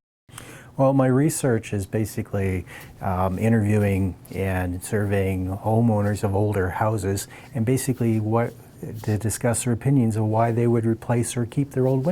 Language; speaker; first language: English; native; English